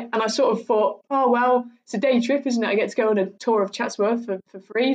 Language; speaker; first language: English; native; English